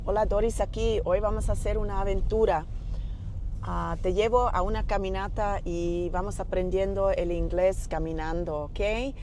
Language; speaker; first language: Spanish; non-native, fluent; English